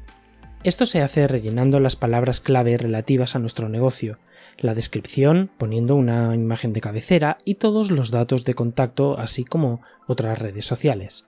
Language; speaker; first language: Spanish; native; Spanish